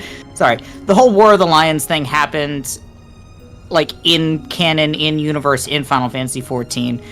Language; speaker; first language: English; native; English